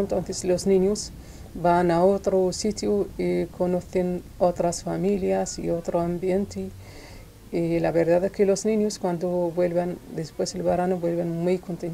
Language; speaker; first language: Spanish; non-native, local second language; Arabic